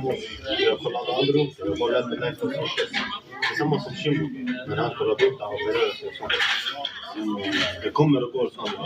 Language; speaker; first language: Swedish; non-native, local second language; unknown